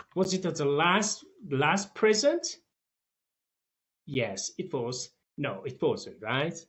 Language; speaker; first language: English; non-native, fluent; Tajik